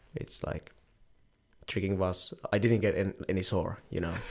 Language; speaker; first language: English; non-native, learner; Finnish